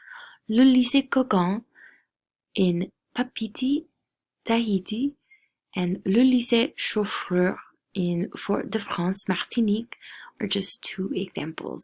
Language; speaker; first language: French; non-native, fluent; English